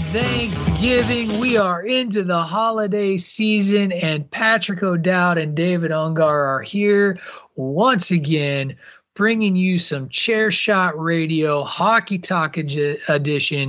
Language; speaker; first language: English; native; English